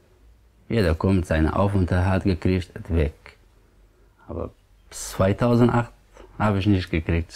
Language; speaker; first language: German; non-native, learner; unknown